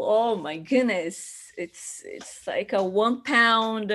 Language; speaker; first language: English; non-native, fluent; Portuguese